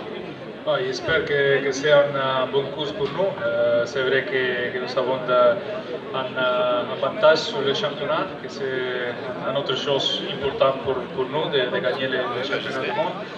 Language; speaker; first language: French; non-native, fluent; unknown